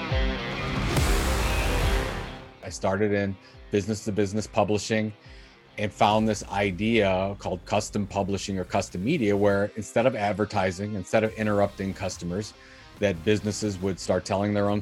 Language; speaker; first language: English; native; English